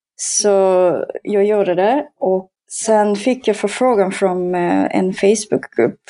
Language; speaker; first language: Swedish; non-native, fluent; Japanese